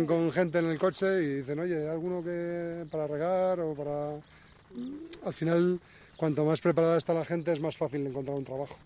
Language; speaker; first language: Spanish; native; Spanish